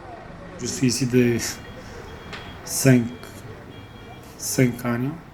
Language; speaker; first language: French; non-native, learner; Romanian